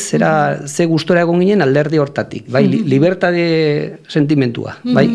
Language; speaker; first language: Basque; non-native, local second language; Spanish